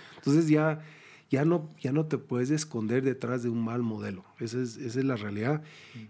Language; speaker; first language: Spanish; early bilingual, heritage; Spanish